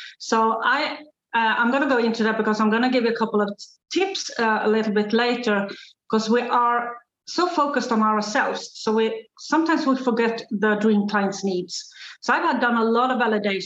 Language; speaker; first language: English; non-native, fluent; Swedish